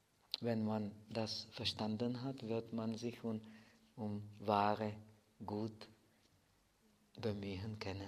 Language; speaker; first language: German; non-native, fluent; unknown